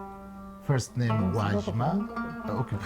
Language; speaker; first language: English; non-native, learner; Persian